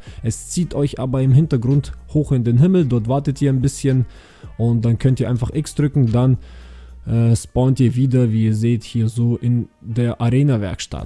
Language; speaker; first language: German; native; German